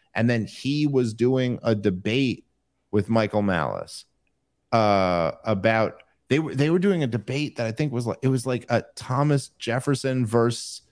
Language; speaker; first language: English; native; English